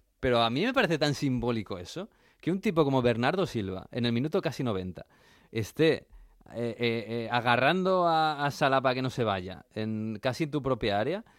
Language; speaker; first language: Spanish; native; Spanish